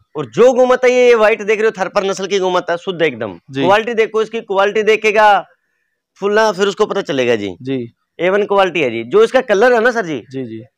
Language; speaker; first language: Hindi; native; Hindi